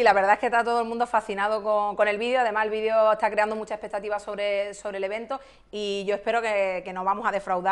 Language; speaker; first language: Spanish; native; Spanish